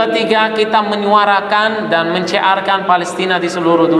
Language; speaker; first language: Indonesian; non-native, fluent; Arabic